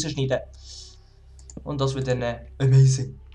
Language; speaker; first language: German; native; German